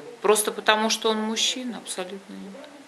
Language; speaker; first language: Russian; native; Russian